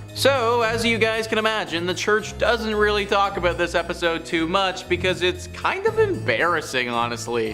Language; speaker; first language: English; native; English